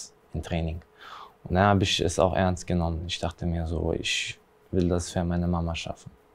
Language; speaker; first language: German; early bilingual, other home language; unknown